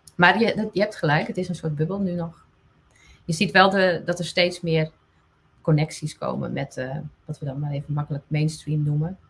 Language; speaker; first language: Dutch; non-native, local second language; Western Frisian